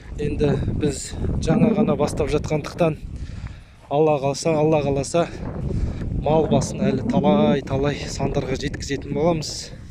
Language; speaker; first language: Kazakh; native; Kazakh